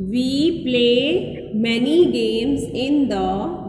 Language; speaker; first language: English; non-native, local second language; Hindi